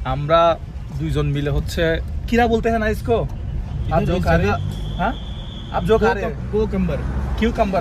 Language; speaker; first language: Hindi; non-native, learner; Bangla